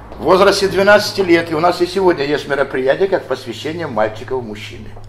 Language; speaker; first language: Russian; non-native, local second language; Adyghe